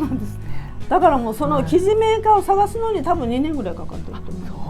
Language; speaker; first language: Japanese; native; Japanese